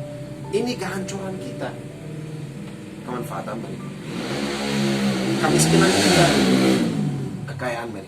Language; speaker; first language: Indonesian; non-native, fluent; Arabic